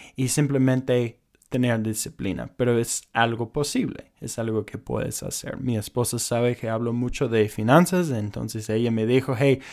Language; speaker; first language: Spanish; non-native, fluent; English